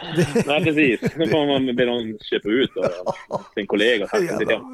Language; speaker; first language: Swedish; native; Swedish